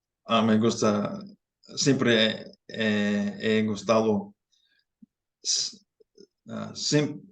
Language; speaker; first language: Spanish; non-native, fluent; English